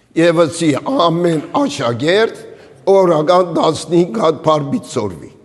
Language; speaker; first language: Armenian; early bilingual, heritage; Armenian